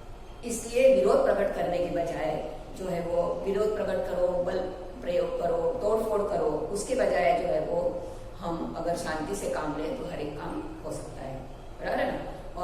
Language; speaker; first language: Hindi; non-native, local second language; Gujarati